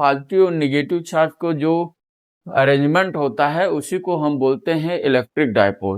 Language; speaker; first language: Hindi; native; Hindi